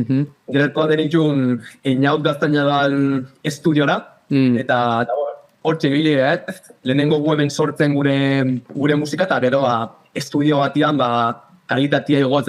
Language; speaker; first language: Basque; native; Basque